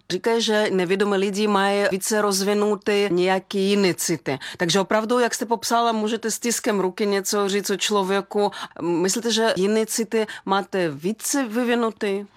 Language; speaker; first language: Czech; non-native, fluent; Russian